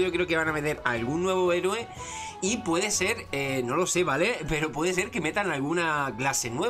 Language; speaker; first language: Spanish; native; Spanish